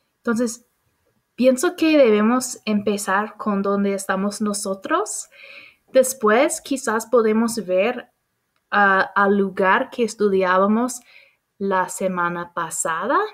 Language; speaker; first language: Spanish; non-native, fluent; English